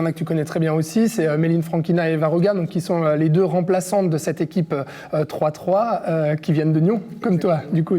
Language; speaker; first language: French; native; French